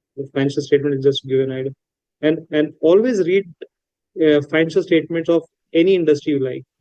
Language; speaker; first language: English; non-native, local second language; Hindi